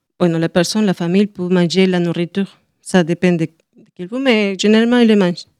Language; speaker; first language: French; non-native, learner; Spanish